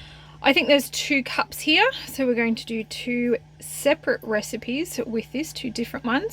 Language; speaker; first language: English; native; English